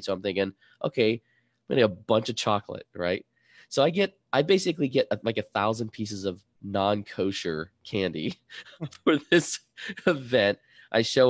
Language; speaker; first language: English; early bilingual, other home language; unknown